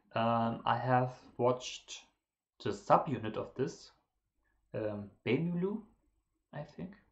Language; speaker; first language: English; non-native, fluent; German